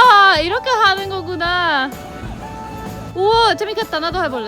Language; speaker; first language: Korean; non-native, fluent; Polish